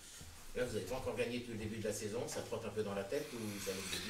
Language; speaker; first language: French; native; French